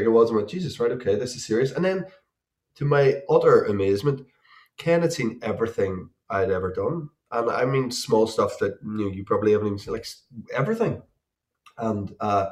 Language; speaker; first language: English; native; English